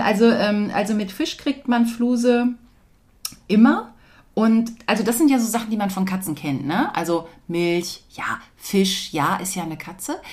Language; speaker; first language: German; native; German